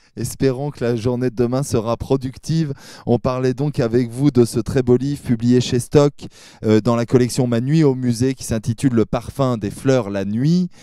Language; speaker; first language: French; native; French